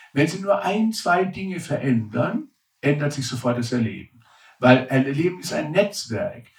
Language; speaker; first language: German; native; German